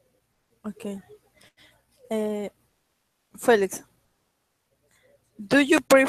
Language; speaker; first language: English; non-native, learner; Spanish